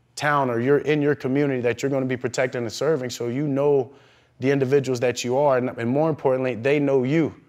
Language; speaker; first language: English; native; English